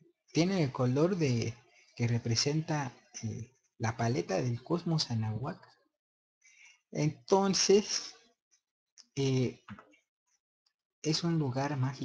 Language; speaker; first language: Spanish; native; Spanish